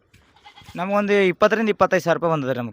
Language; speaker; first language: Kannada; native; Kannada